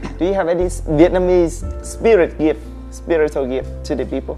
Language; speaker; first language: English; non-native, fluent; Vietnamese